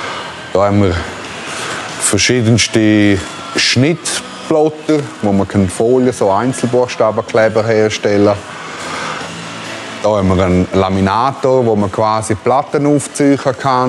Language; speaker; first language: German; native; German